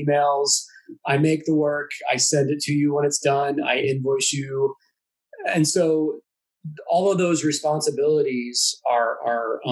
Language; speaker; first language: English; native; English